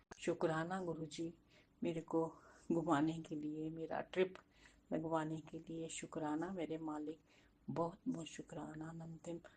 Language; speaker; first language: Hindi; non-native, local second language; Punjabi